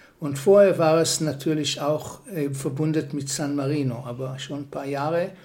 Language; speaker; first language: German; non-native, fluent; Hebrew